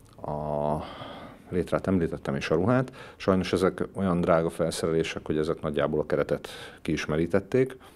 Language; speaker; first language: Hungarian; native; Hungarian